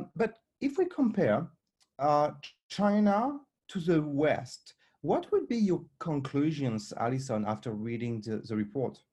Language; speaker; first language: English; non-native, fluent; French